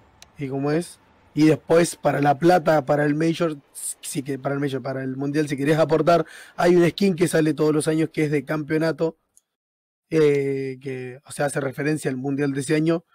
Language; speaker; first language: Spanish; native; Spanish